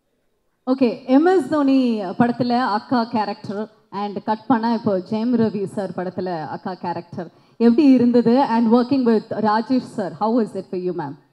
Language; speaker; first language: Tamil; native; Tamil